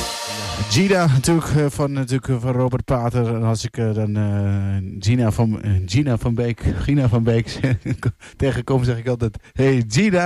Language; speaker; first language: Dutch; native; Dutch